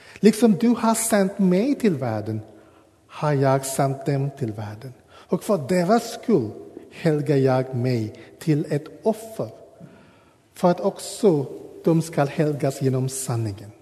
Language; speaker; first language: Swedish; non-native, fluent; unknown